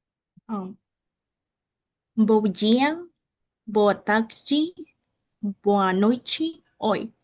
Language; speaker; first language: Portuguese; non-native, learner; Spanish